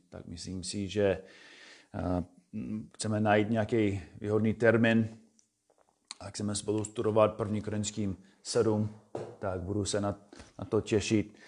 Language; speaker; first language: Czech; non-native, fluent; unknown